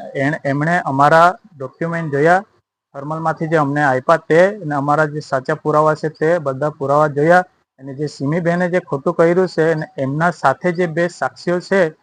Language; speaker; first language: Gujarati; non-native, local second language; Gamit